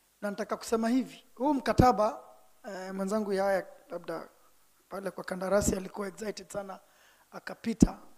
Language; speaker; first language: Swahili; non-native, local second language; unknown